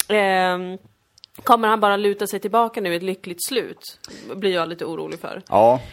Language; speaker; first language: Swedish; native; Swedish